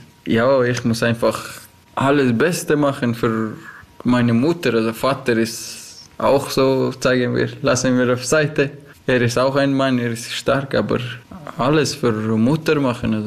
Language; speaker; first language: German; non-native, learner; Persian